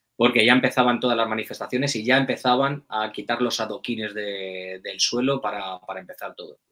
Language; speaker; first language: Spanish; native; Spanish